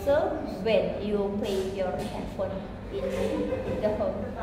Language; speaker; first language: English; non-native, learner; Indonesian